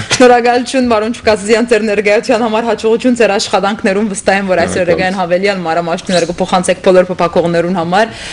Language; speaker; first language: Armenian; native; Armenian